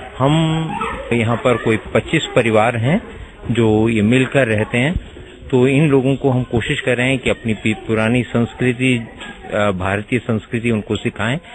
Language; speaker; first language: Hindi; native; Hindi